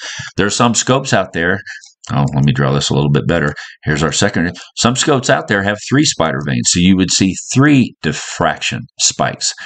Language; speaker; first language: English; native; English